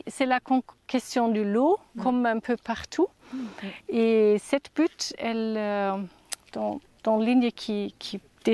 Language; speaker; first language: French; non-native, learner; German